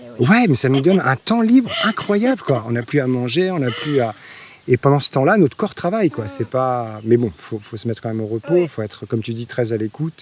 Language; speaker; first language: French; native; French